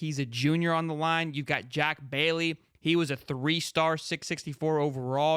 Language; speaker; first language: English; native; English